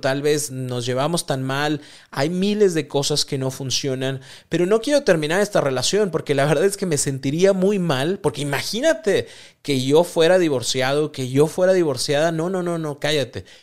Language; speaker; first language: Spanish; native; Spanish